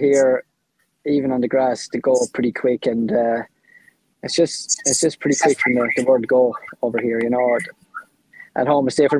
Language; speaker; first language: English; native; English